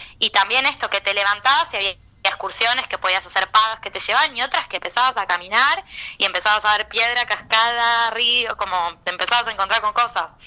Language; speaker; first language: Spanish; native; Spanish